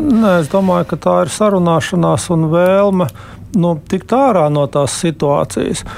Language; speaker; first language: Latvian; native; Latvian